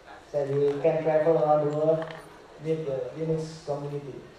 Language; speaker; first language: English; non-native, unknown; Indonesian